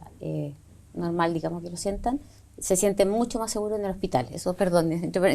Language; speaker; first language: Spanish; native; Spanish